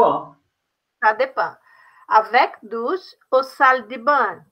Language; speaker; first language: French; non-native, learner; Portuguese